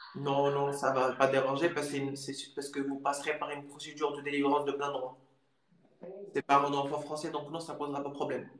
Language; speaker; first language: French; native; French